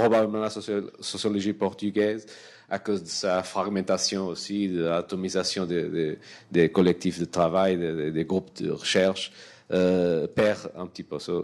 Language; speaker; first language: French; non-native, fluent; Portuguese